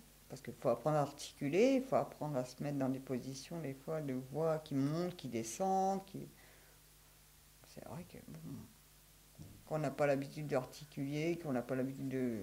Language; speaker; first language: French; native; French